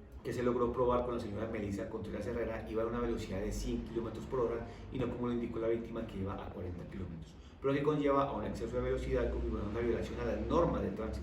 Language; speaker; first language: Spanish; native; Spanish